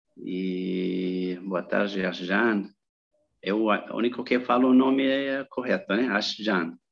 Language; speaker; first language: Portuguese; non-native, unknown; Arabic